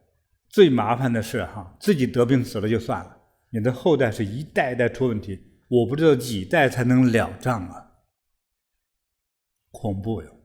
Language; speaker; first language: Chinese; native; Chinese